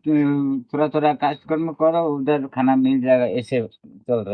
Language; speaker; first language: Hindi; non-native, local second language; Bangla